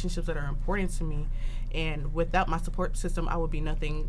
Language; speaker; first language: English; native; English